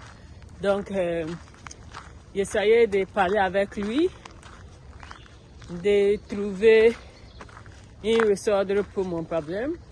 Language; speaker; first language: French; non-native, learner; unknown